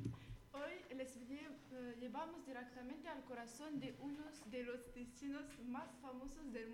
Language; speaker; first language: Spanish; non-native, learner; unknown